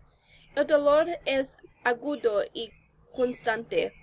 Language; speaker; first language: Spanish; non-native, learner; English